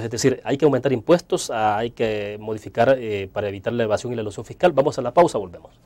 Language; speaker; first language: Spanish; native; Spanish